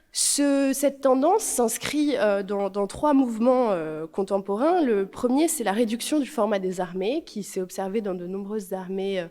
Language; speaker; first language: French; native; French